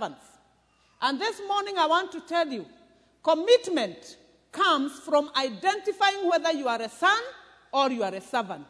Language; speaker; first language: English; non-native, local second language; Kikuyu